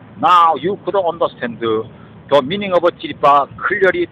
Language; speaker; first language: English; non-native, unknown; Korean